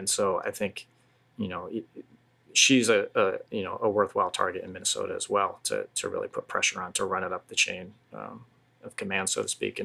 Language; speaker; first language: English; native; English